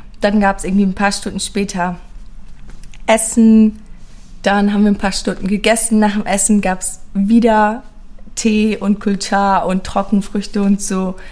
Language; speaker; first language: German; early bilingual, other home language; Persian